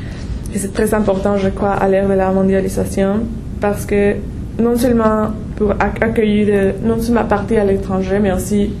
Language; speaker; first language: French; non-native, fluent; Spanish